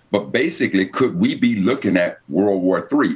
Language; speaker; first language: English; native; English